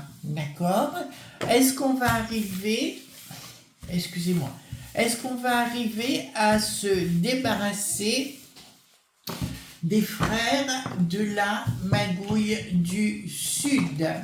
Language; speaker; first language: French; native; French